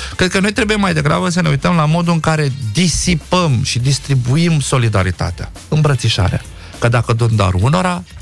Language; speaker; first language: Romanian; non-native, local second language; Romany